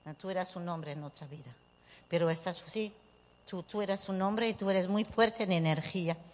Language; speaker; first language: Spanish; early bilingual, heritage; Spanish